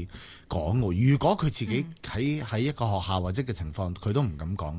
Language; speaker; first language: Cantonese; native; Cantonese